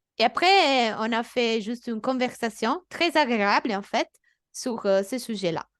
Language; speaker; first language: French; non-native, fluent; Italian